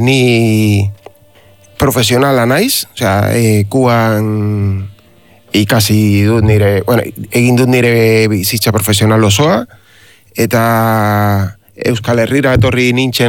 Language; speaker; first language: Basque; non-native, learner; Spanish